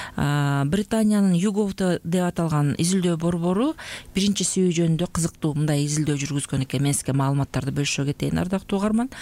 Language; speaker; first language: Kyrgyz; native; Kyrgyz